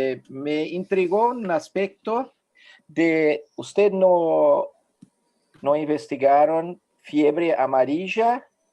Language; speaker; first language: Spanish; non-native, fluent; Portuguese